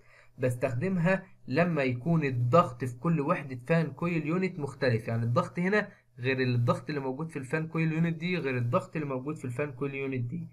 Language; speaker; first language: Arabic; native; Arabic